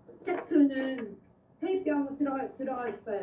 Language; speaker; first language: Korean; non-native, fluent; Vietnamese